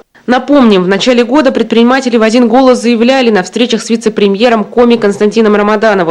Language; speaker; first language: Russian; native; Russian